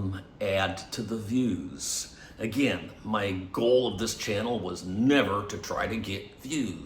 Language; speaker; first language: English; native; English